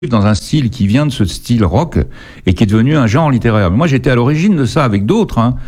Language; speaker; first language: French; native; French